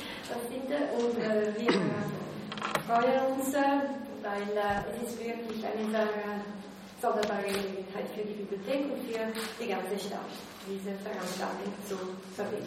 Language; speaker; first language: German; non-native, local second language; Italian